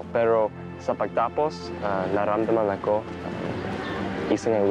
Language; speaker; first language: Filipino; non-native, learner; English